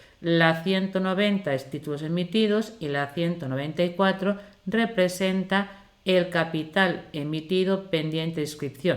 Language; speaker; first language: Spanish; native; Spanish